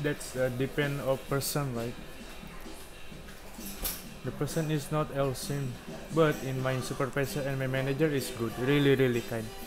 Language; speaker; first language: English; non-native, learner; Indonesian